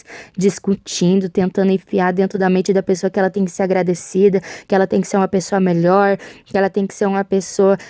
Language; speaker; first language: Portuguese; native; Portuguese